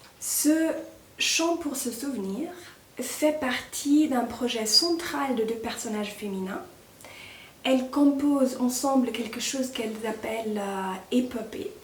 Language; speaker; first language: French; non-native, fluent; German